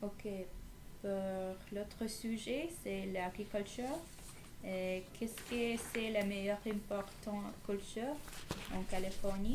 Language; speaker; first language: French; non-native, learner; English